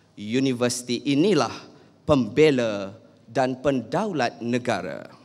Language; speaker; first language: Malay; native; Malay